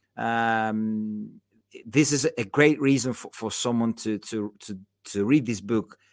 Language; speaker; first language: English; non-native, fluent; Greek